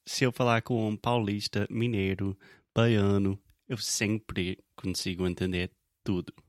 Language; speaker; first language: Portuguese; non-native, fluent; English